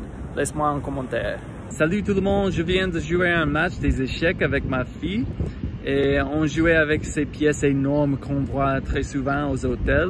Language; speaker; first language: French; non-native, fluent; English